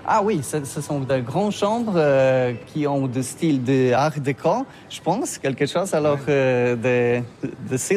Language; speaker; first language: French; non-native, learner; Polish